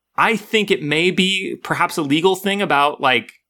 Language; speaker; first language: English; native; English